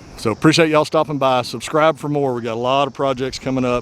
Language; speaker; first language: English; native; English